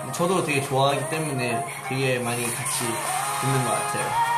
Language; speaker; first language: Korean; early bilingual, heritage; Korean